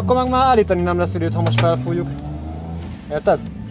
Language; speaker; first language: Hungarian; native; Hungarian